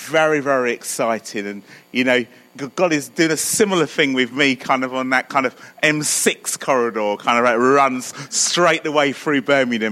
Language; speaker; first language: English; native; English